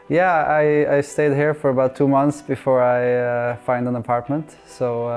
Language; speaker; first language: English; non-native, fluent; Norwegian